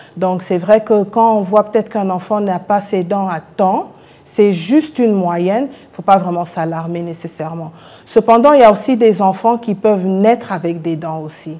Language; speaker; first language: French; non-native, local second language; Lingala